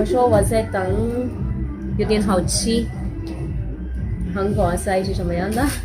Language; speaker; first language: Chinese; non-native, fluent; Urdu